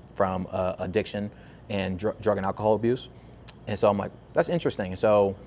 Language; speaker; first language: English; native; English